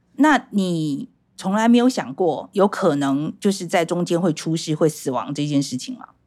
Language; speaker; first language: Chinese; native; Chinese